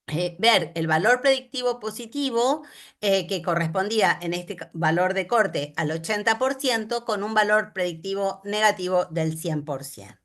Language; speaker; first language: Spanish; native; Spanish